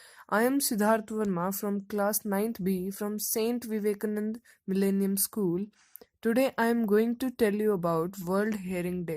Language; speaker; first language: English; non-native, local second language; Hindi